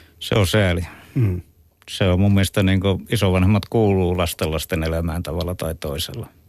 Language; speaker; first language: Finnish; native; Finnish